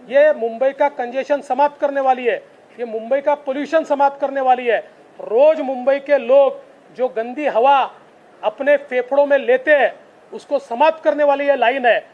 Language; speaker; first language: Hindi; non-native, local second language; Marathi